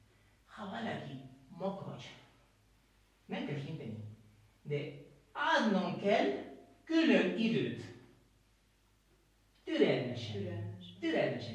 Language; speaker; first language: Hungarian; non-native, learner; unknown